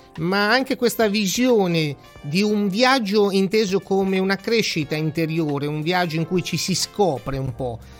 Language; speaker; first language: Italian; native; Italian